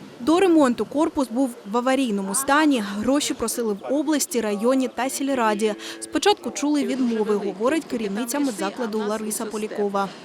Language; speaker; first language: Ukrainian; native; Ukrainian